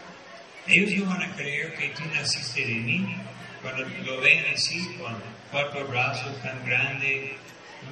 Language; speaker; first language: Spanish; non-native, fluent; Portuguese